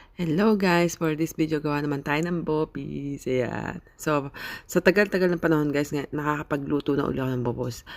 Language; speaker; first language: Filipino; native; Filipino